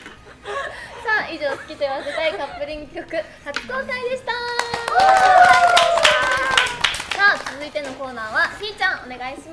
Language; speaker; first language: Japanese; native; Japanese